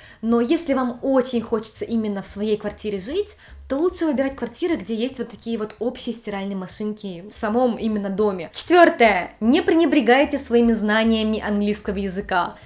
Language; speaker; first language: Russian; native; Russian